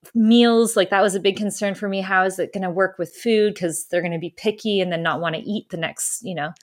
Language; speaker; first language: English; early bilingual, other home language; German